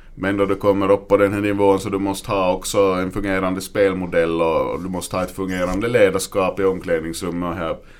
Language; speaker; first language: Swedish; native; Swedish